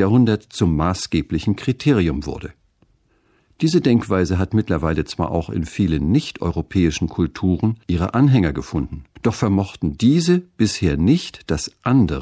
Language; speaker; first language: German; native; German